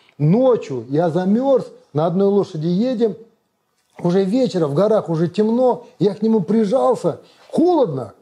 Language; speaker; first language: Russian; non-native, local second language; Kazakh